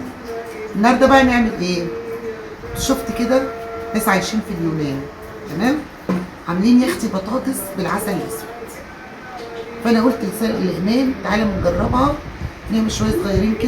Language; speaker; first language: Arabic; native; Arabic